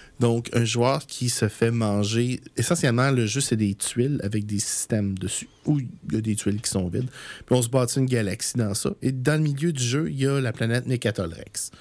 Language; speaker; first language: French; native; French